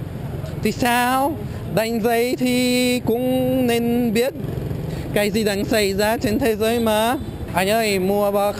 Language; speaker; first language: Vietnamese; non-native, fluent; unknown